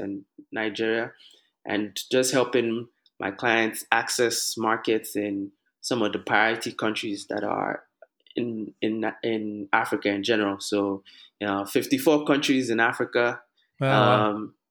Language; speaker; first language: English; non-native, local second language; Yoruba